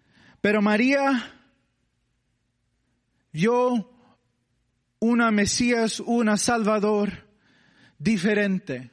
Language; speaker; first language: Spanish; non-native, learner; English